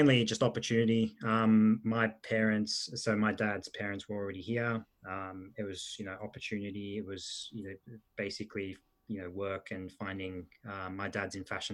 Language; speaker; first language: English; early bilingual, other home language; Italian